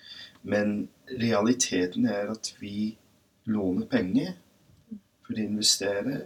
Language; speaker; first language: Norwegian; non-native, fluent; English